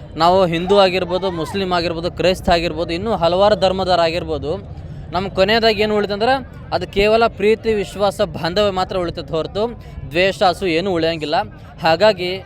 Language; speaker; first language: Kannada; native; Kannada